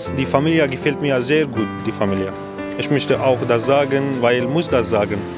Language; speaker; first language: German; non-native, learner; Kurdish